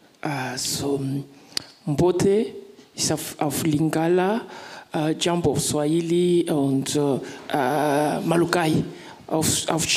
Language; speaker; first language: German; non-native, fluent; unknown